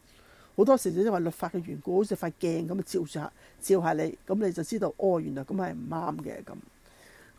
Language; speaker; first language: Chinese; non-native, local second language; Cantonese